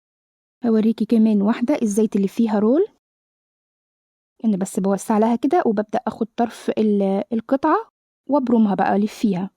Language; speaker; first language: Arabic; native; Arabic